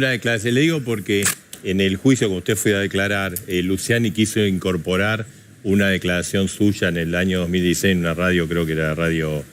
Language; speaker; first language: Spanish; native; Spanish